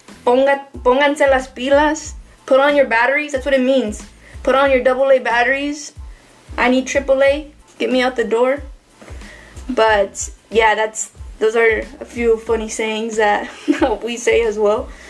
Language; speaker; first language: English; early bilingual, other home language; Spanish